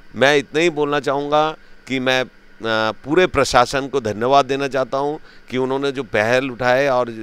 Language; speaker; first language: Hindi; native; Hindi